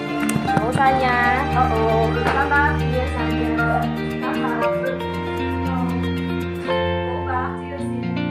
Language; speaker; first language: English; non-native, local second language; Filipino